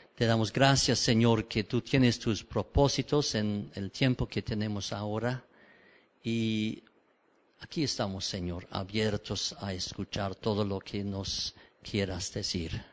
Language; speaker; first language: Spanish; non-native, fluent; English